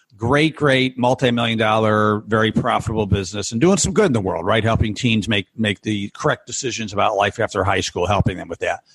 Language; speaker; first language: English; native; English